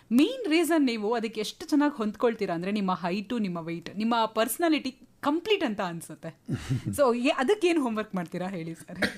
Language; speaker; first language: Kannada; native; Kannada